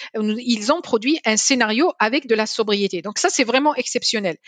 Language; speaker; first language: French; non-native, local second language; Arabic